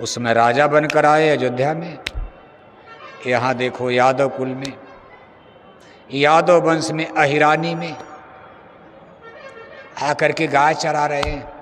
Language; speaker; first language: Hindi; native; Hindi